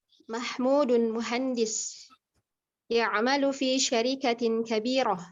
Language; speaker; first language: Arabic; non-native, learner; Indonesian